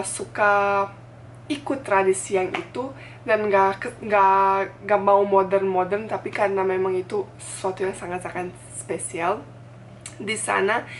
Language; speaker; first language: Indonesian; non-native, fluent; Bosnian